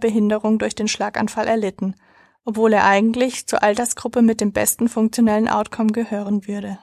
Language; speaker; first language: German; native; German